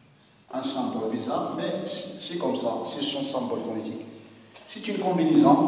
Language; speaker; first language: French; non-native, local second language; Arabic